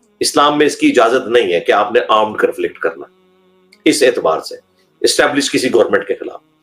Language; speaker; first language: Urdu; non-native, local second language; Punjabi